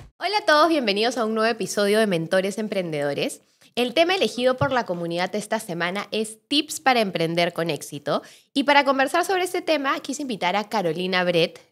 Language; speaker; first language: Spanish; native; Spanish